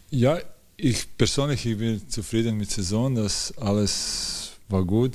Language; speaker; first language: German; non-native, learner; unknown